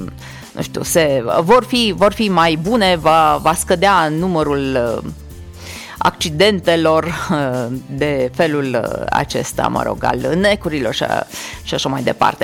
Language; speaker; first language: Romanian; native; Romanian